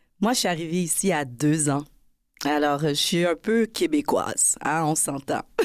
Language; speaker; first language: French; early bilingual, other home language; Haitian Creole